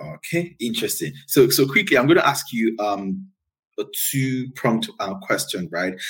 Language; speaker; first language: English; non-native, local second language; Yoruba